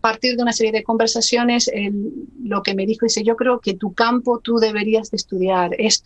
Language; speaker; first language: Spanish; native; Spanish